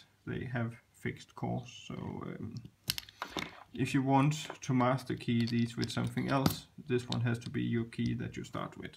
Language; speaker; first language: English; non-native, fluent; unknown